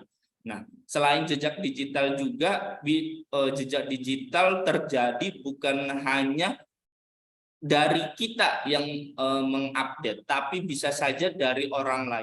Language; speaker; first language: Indonesian; native; Indonesian